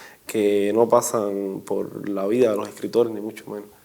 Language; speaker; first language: Spanish; native; Spanish